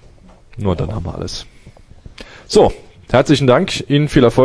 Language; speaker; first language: German; native; German